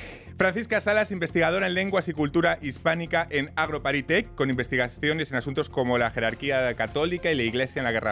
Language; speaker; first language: Spanish; native; Spanish